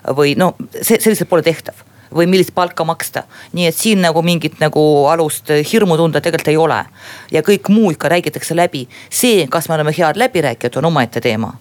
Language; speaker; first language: Estonian; non-native, local second language; Russian